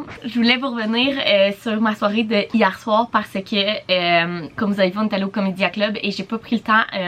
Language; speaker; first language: French; native; French